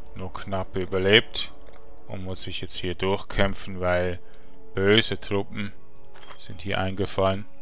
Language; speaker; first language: German; native; German